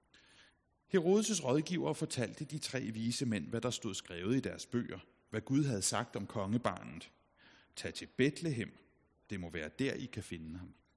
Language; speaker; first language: Danish; native; Danish